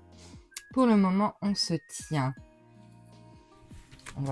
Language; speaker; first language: French; native; French